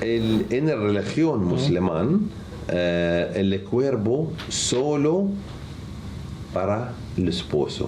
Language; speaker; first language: Spanish; non-native, learner; Arabic